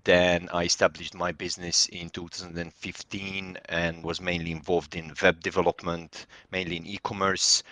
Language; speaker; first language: English; non-native, fluent; Hungarian